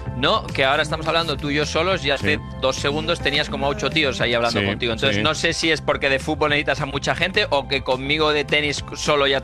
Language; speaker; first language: Spanish; native; Spanish